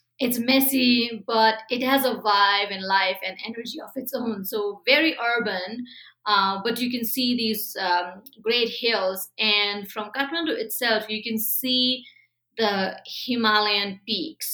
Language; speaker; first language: English; non-native, local second language; Nepali